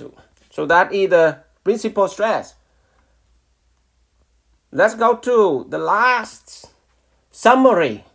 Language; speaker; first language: English; non-native, fluent; Vietnamese